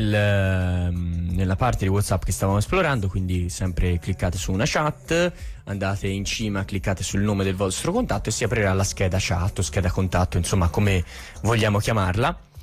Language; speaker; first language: Italian; native; Italian